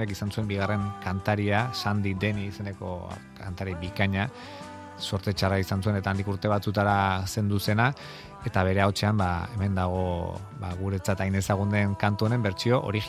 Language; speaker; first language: Basque; native; Basque